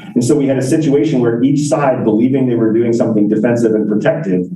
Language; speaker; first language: English; native; English